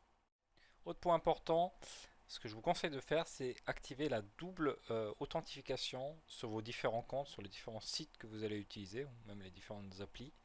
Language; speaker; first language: French; native; French